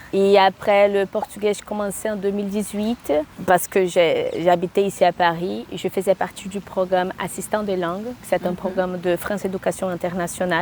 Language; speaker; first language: French; non-native, fluent; Portuguese